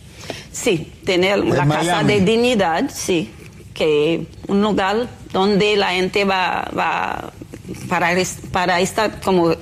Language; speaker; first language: Spanish; non-native, fluent; Haitian Creole